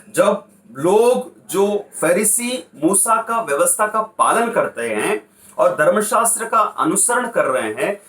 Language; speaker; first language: Hindi; non-native, local second language; Kannada